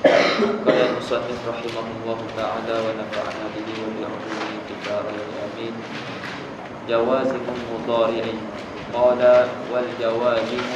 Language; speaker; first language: Arabic; non-native, fluent; Malay